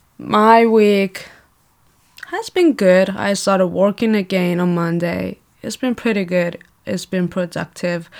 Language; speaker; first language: English; non-native, fluent; Persian